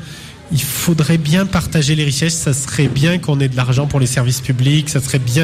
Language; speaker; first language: French; native; French